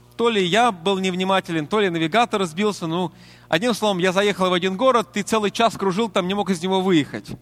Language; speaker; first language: Russian; native; Russian